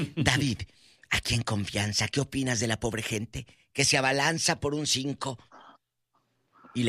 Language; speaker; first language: Spanish; native; Spanish